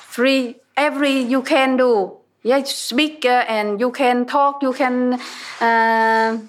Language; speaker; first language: English; non-native, learner; Vietnamese